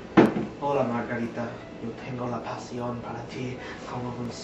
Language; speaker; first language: Spanish; non-native, learner; English